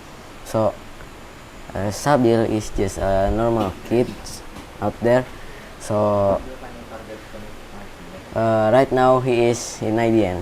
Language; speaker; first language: English; non-native, learner; Indonesian